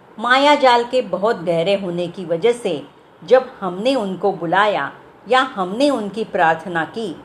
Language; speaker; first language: Hindi; non-native, local second language; Marathi